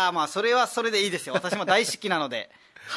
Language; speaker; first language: Japanese; non-native, fluent; Nepali